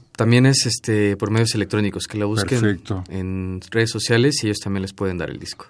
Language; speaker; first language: Spanish; native; Spanish